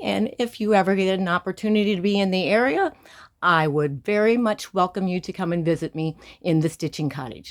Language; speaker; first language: English; native; English